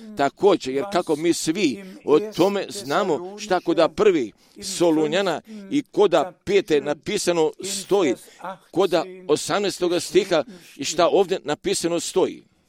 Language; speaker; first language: Croatian; early bilingual, heritage; Croatian